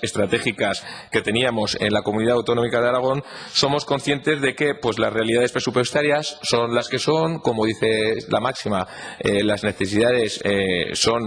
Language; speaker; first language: Spanish; native; Spanish